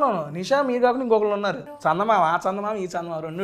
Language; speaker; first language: Telugu; native; Telugu